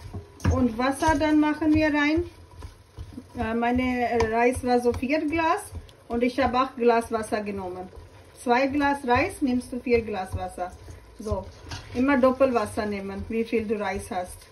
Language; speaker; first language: German; non-native, learner; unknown